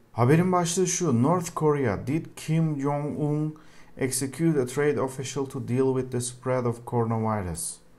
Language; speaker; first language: English; non-native, fluent; Turkish